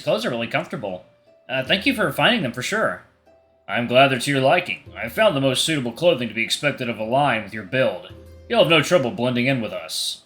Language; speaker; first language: English; native; English